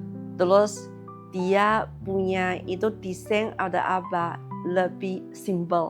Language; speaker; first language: Indonesian; non-native, learner; Chinese